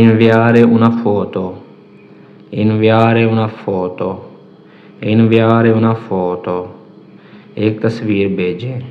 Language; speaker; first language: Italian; non-native, learner; Urdu